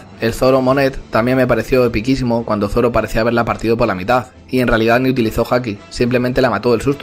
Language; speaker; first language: Spanish; native; Spanish